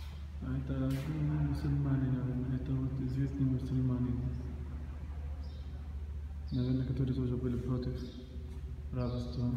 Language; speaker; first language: Russian; non-native, learner; Arabic